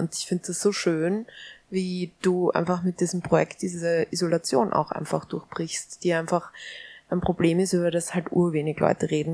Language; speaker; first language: German; native; German